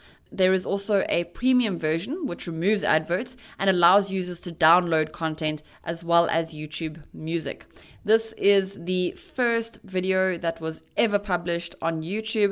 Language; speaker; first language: English; native; English